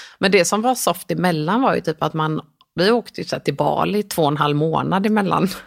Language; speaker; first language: Swedish; native; Swedish